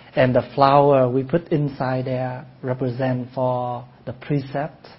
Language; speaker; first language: English; non-native, fluent; Vietnamese